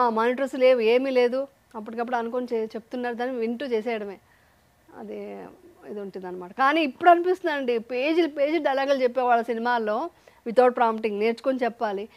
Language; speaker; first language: Telugu; native; Telugu